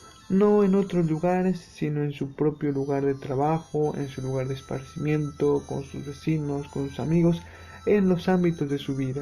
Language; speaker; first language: Spanish; native; Spanish